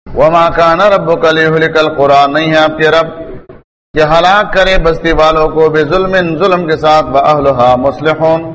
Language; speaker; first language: Urdu; non-native, local second language; Pashto